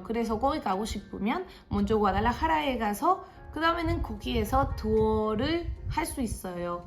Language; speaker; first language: Korean; non-native, fluent; Spanish